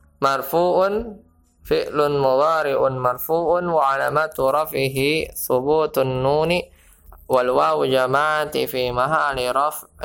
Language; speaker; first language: Arabic; non-native, fluent; Indonesian